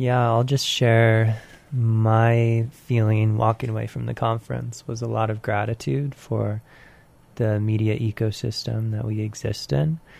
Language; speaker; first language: English; native; English